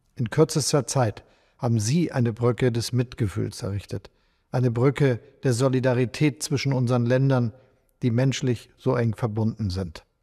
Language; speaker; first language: German; native; German